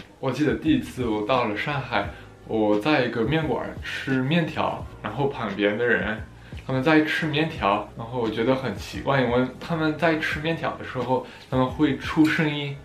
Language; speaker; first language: Chinese; non-native, fluent; French